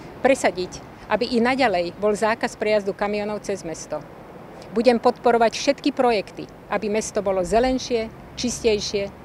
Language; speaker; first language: Slovak; native; Slovak